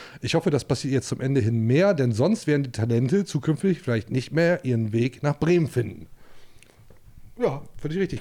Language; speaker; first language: German; native; German